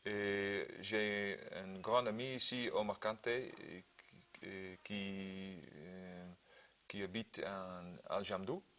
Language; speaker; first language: French; non-native, learner; Dutch